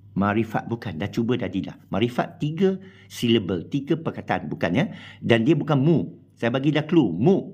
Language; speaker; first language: Malay; non-native, local second language; Chinese